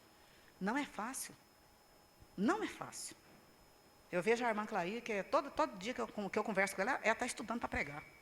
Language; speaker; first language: Portuguese; native; Portuguese